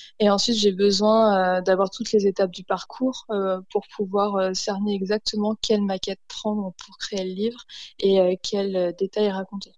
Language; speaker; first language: French; native; French